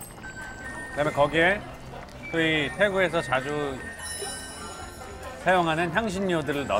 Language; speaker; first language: Korean; native; Korean